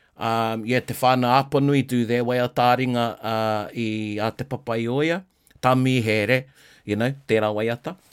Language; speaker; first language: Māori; non-native, local second language; English